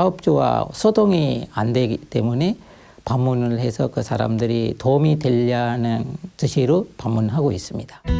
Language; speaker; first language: Korean; non-native, fluent; Sinhala